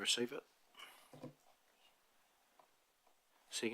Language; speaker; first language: English; native; English